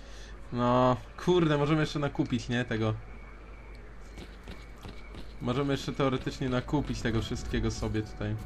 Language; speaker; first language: Polish; native; Polish